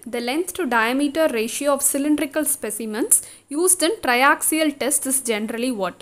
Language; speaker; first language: English; non-native, local second language; Tamil